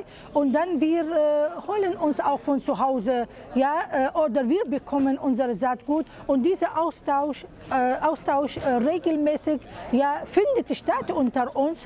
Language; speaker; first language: German; non-native, learner; Arabic